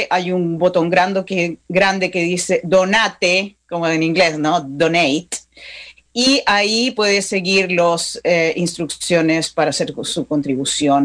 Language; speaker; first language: Spanish; native; Spanish